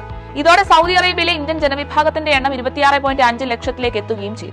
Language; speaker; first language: Malayalam; native; Malayalam